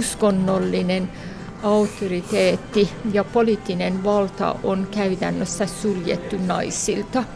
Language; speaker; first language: Finnish; non-native, fluent; Persian